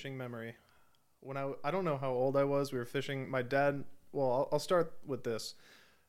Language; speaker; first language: English; native; English